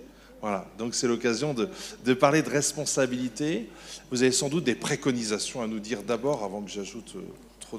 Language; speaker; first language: French; native; French